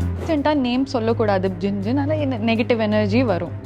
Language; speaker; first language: Tamil; early bilingual, heritage; Tamil